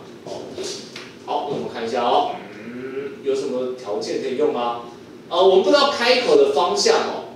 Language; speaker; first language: Chinese; native; Chinese